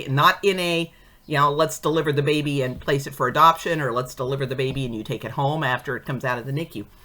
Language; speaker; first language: English; native; English